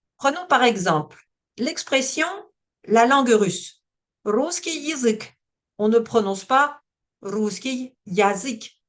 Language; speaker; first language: French; native; French